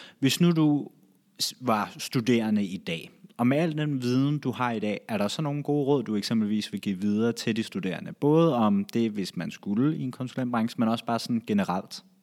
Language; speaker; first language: Danish; native; Danish